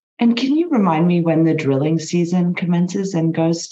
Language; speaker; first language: English; native; English